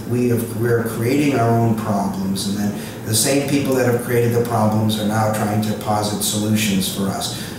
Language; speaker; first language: English; native; English